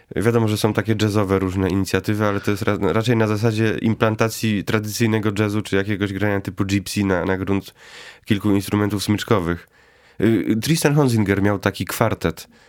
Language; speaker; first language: Polish; native; Polish